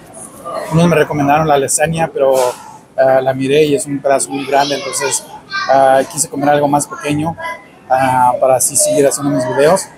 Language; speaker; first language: Spanish; early bilingual, heritage; Spanish